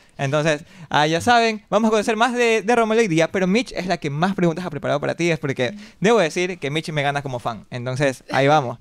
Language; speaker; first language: Spanish; native; Spanish